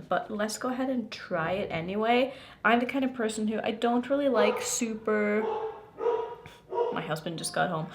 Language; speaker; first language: English; native; English